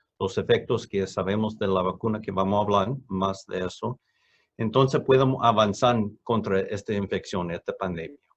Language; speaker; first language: Spanish; non-native, fluent; English